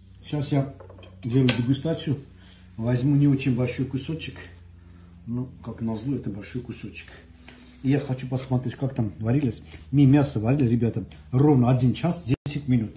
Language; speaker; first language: Russian; non-native, fluent; Armenian